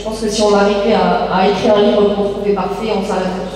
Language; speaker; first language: French; native; French